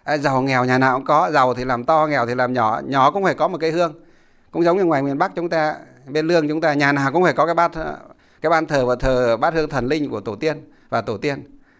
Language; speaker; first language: Vietnamese; non-native, local second language; Muong